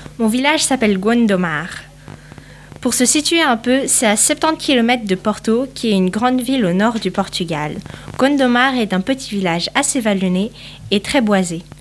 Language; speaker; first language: French; early bilingual, other home language; Portuguese